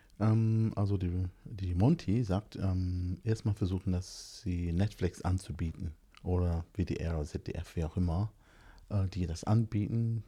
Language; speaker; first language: German; non-native, fluent; English